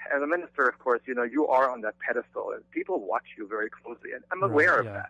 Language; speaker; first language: English; non-native, fluent; German